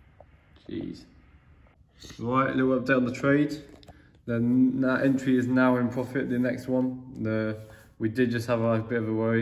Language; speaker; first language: English; native; English